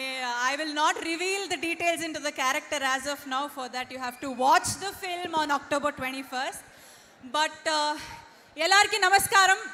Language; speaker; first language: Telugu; non-native, learner; Kannada